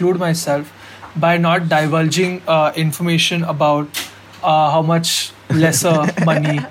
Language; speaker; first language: English; non-native, local second language; Hindi